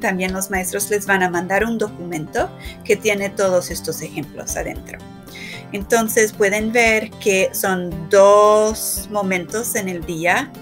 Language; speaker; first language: Spanish; non-native, fluent; English